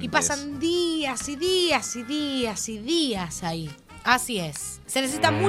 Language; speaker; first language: Spanish; native; Spanish